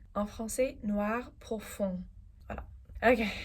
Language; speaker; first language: French; non-native, fluent; English